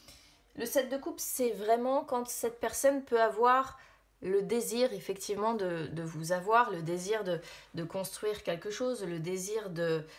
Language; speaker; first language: French; native; French